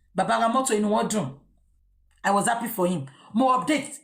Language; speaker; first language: English; non-native, local second language; Yoruba